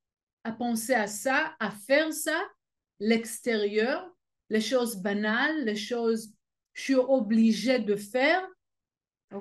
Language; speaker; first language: French; non-native, fluent; Hebrew